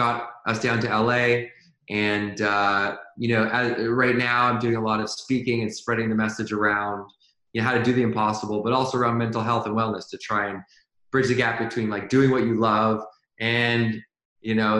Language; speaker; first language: English; native; English